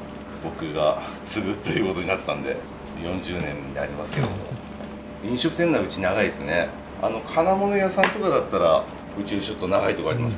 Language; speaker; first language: Japanese; native; Japanese